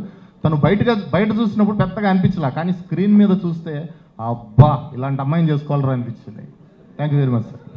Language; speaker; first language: Telugu; native; Telugu